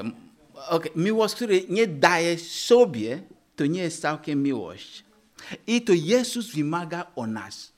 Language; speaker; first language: Polish; non-native, learner; Ukrainian